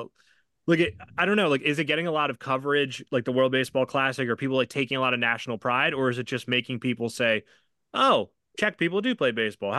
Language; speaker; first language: English; native; English